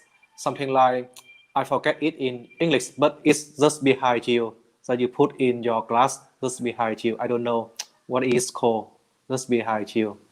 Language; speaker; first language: English; non-native, learner; Vietnamese